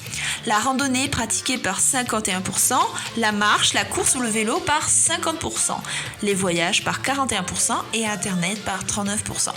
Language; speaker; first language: French; non-native, fluent; Chinese